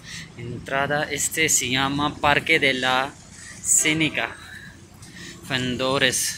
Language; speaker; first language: Spanish; non-native, learner; Urdu